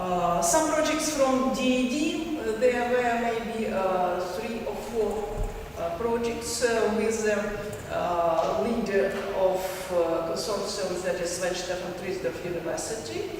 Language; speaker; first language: English; non-native, learner; Ukrainian